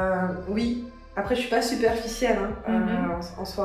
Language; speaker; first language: French; early bilingual, other home language; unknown